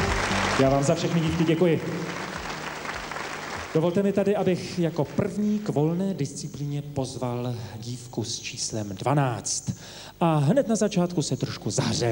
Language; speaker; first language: Czech; native; Czech